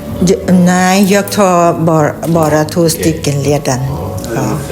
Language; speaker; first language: Swedish; non-native, learner; Thai